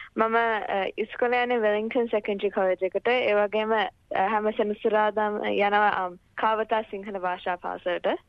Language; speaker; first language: Sinhala; early bilingual, heritage; Sinhala